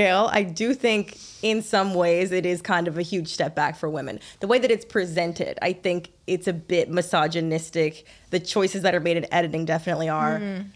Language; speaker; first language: English; native; English